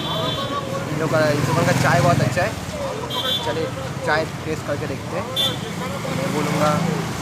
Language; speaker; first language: Hindi; non-native, local second language; Bangla